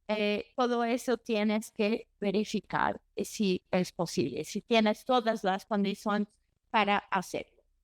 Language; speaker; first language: Spanish; non-native, learner; Portuguese